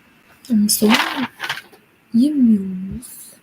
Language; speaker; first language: Turkish; non-native, learner; English